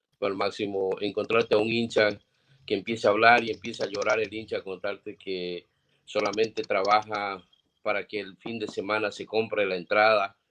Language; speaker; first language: Spanish; native; Spanish